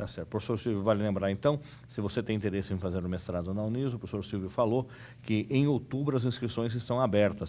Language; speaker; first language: Portuguese; native; Portuguese